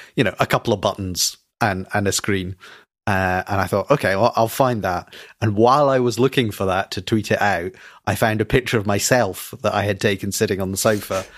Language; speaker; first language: English; native; English